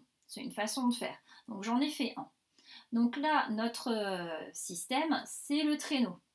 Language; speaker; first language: French; native; French